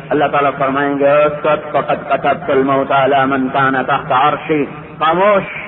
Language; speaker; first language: Urdu; non-native, local second language; Punjabi